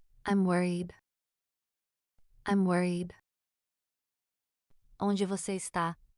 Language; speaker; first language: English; non-native, fluent; Portuguese